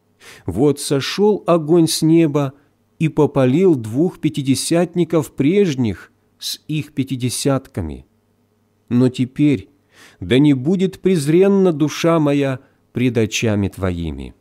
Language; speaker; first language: Russian; native; Russian